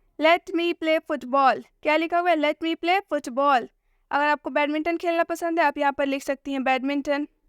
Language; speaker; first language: Hindi; native; Hindi